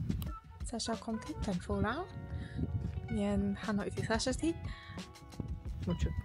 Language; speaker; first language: Vietnamese; non-native, learner; Russian